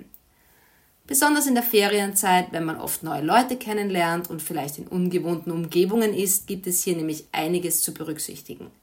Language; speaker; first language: German; native; German